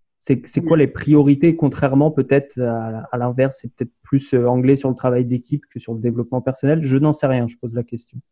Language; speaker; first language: French; native; French